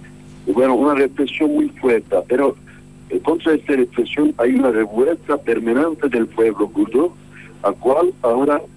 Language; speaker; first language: Spanish; non-native, fluent; Kurdish